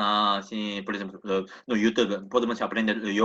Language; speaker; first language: Portuguese; non-native, learner; Japanese